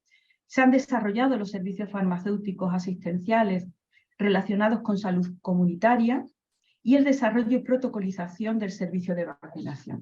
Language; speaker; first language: Spanish; native; Spanish